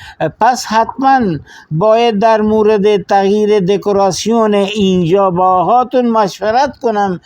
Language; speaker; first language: Persian; non-native, fluent; Urdu